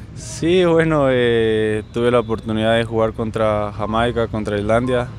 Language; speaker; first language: Spanish; native; Spanish